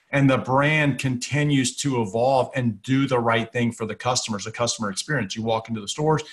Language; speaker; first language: English; native; English